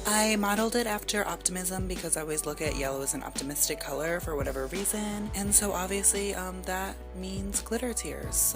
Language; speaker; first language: English; native; English